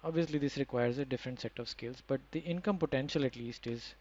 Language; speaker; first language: English; non-native, local second language; Urdu